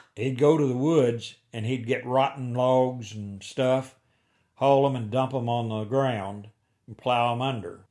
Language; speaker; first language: English; native; English